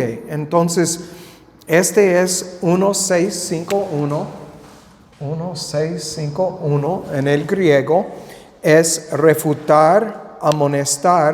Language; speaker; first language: Spanish; non-native, fluent; English